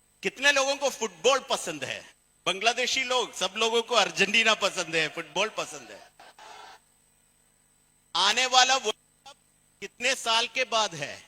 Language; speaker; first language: Hindi; non-native, local second language; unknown